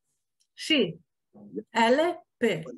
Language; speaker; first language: Spanish; non-native, learner; Italian